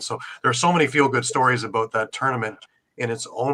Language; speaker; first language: English; native; English